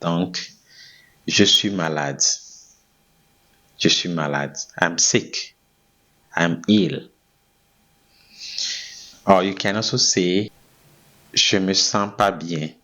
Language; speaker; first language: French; non-native, fluent; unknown